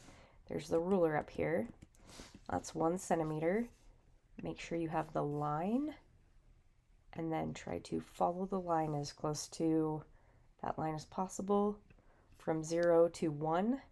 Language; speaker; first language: English; native; English